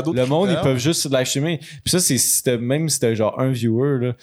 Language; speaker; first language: French; native; French